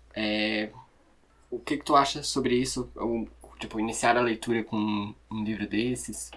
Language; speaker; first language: Portuguese; native; Portuguese